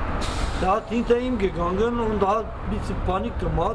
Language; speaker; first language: German; non-native, learner; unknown